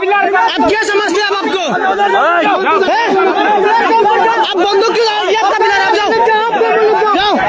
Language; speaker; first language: Hindi; non-native, learner; Bangla